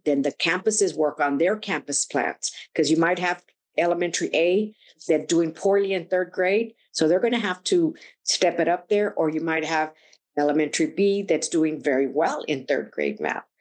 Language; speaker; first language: English; early bilingual, other home language; Spanish